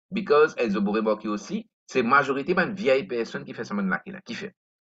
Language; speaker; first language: French; non-native, local second language; Morisyen